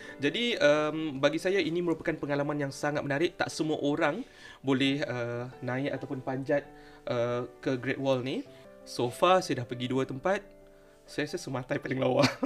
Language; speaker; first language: Malay; native; Malay